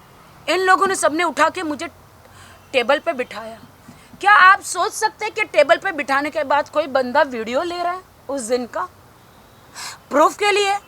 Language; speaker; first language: Hindi; native; Hindi